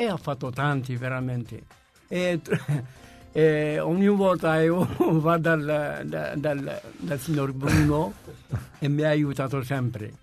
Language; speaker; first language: Italian; non-native, fluent; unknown